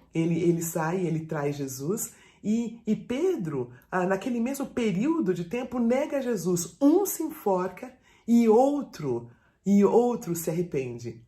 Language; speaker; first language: Portuguese; native; Portuguese